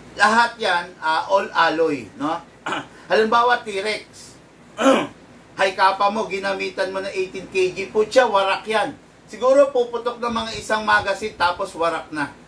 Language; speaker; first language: Filipino; native; Filipino